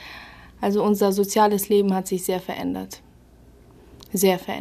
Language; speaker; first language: German; early bilingual, other home language; Russian